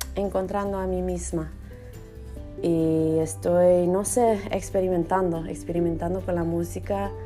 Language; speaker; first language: Spanish; early bilingual, heritage; Spanish